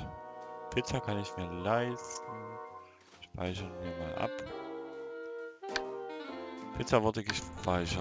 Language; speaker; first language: German; native; German